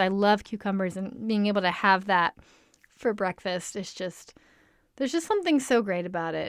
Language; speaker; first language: English; native; English